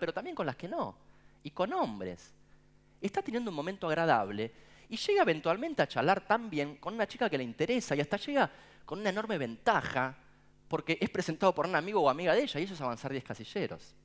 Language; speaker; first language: Spanish; native; Spanish